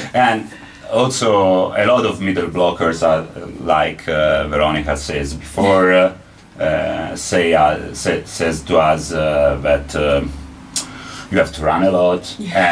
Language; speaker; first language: English; non-native, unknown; Italian